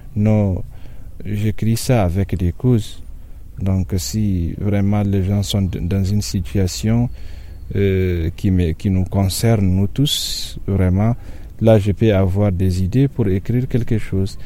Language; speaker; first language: French; non-native, local second language; Tamasheq